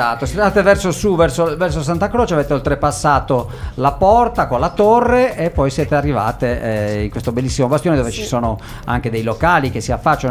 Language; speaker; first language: Italian; native; Italian